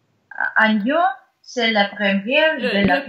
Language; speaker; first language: French; non-native, learner; Russian